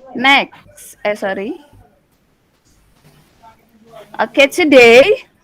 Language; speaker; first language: English; non-native, learner; Indonesian